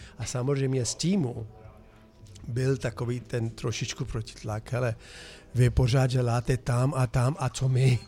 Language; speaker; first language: Czech; non-native, fluent; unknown